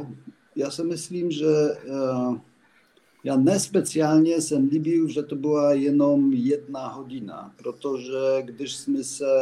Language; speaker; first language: Czech; non-native, learner; Polish